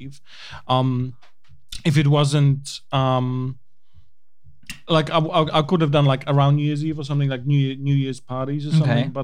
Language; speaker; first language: English; non-native, fluent; Polish